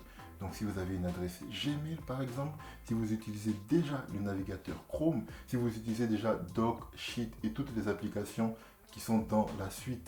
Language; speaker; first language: French; native; French